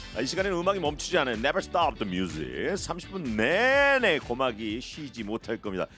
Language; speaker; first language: Korean; native; Korean